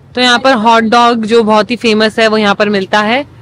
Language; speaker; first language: Hindi; native; Hindi